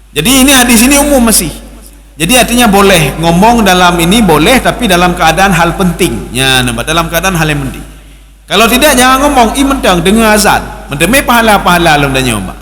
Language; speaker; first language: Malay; non-native, local second language; Achinese